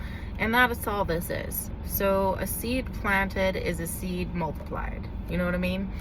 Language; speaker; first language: English; native; English